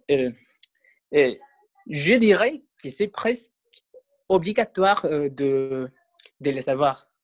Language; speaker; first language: French; non-native, learner; Spanish